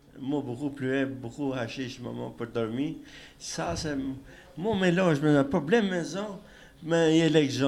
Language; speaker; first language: French; non-native, learner; Albanian